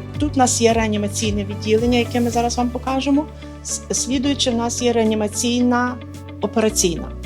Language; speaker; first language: Ukrainian; native; Ukrainian